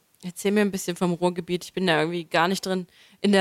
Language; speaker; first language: German; native; German